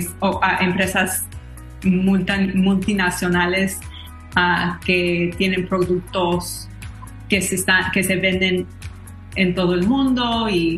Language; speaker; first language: Spanish; early bilingual, heritage; Spanish